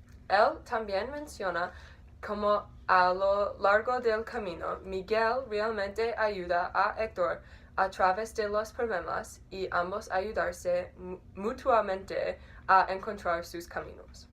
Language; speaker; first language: Spanish; non-native, learner; English